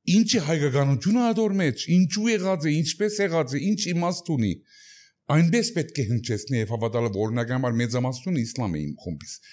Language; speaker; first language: Armenian; early bilingual, heritage; Armenian